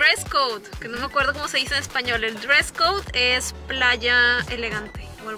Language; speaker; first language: Spanish; native; Spanish